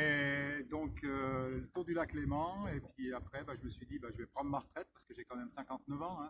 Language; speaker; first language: French; native; French